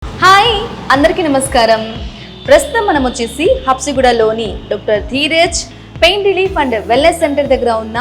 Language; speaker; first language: Telugu; native; Telugu